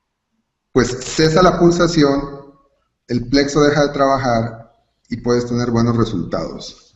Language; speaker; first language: Spanish; native; Spanish